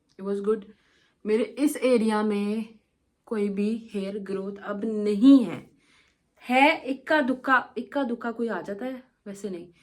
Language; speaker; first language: Urdu; non-native, local second language; Punjabi